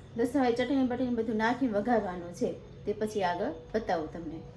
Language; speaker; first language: Gujarati; native; Gujarati